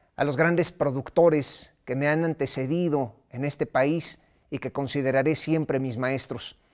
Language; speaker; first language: Spanish; native; Spanish